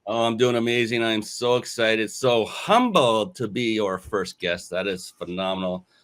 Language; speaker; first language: English; native; English